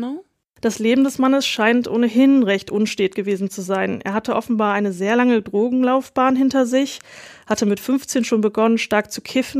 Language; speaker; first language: German; native; German